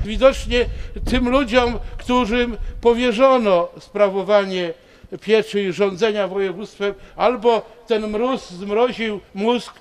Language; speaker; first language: Polish; native; Polish